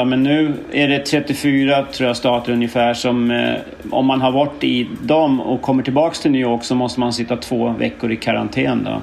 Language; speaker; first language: Swedish; native; Swedish